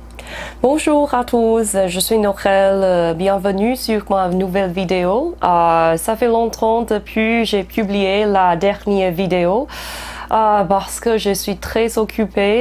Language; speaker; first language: French; non-native, fluent; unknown